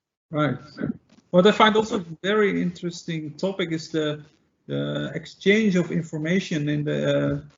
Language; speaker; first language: English; non-native, fluent; Dutch